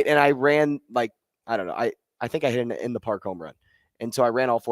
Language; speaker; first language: English; native; English